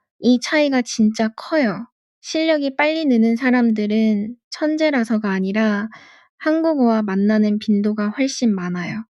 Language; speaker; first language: Korean; non-native, fluent; Arabic